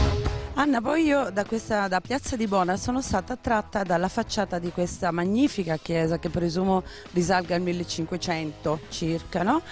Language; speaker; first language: Italian; native; Italian